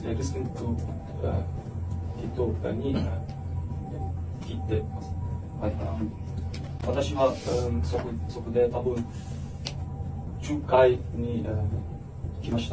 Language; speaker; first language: Japanese; non-native, learner; German